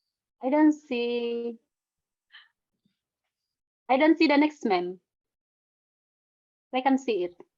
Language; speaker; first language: English; non-native, learner; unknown